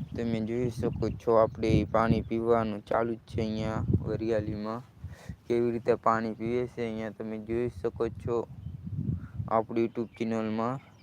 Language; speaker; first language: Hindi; non-native, local second language; Gujarati